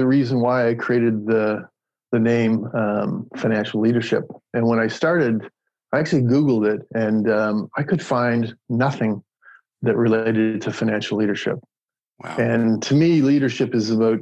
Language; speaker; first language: English; native; English